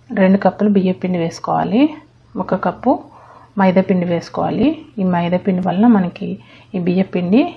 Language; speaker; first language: Telugu; native; Telugu